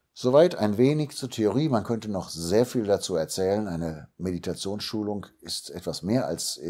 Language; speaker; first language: German; native; German